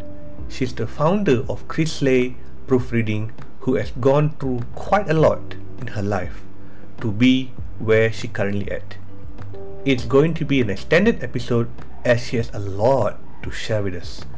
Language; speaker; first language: English; non-native, local second language; Tamil